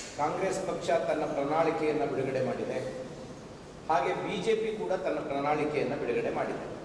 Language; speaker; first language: Kannada; native; Kannada